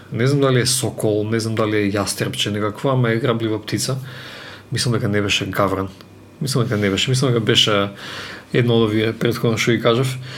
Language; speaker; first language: Macedonian; native; Macedonian